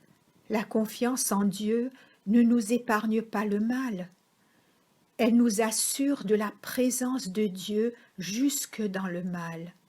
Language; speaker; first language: French; native; French